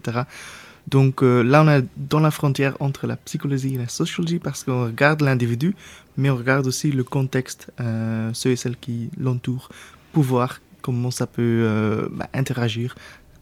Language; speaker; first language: French; non-native, local second language; Dutch